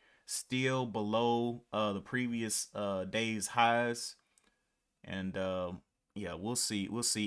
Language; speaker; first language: English; native; English